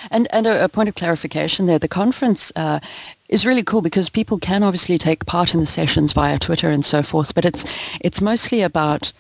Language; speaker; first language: English; native; English